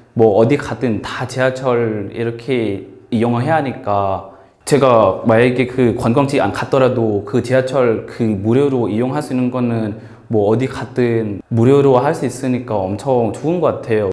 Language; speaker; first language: Korean; non-native, fluent; Lao